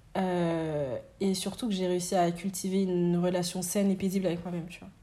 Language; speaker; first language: French; native; French